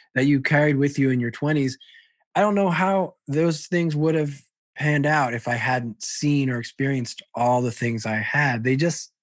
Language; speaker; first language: English; early bilingual, other home language; Italian